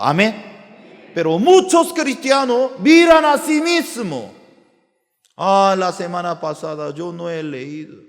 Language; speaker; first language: Spanish; non-native, learner; Korean